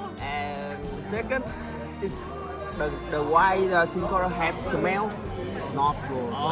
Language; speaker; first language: English; non-native, learner; Vietnamese